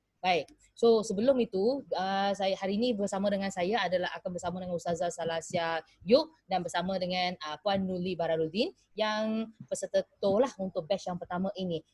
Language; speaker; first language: Malay; native; Malay